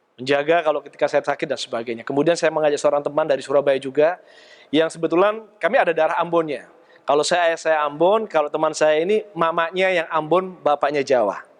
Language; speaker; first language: Indonesian; native; Indonesian